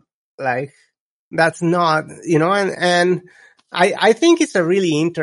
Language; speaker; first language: English; non-native, fluent; Spanish